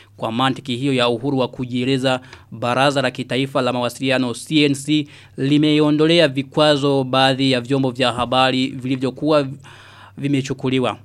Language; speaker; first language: Swahili; non-native, local second language; Rundi